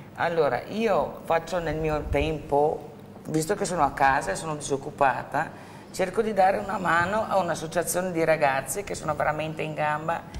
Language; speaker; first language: Italian; native; Italian